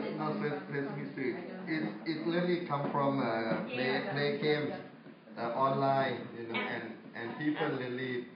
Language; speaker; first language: English; non-native, fluent; Thai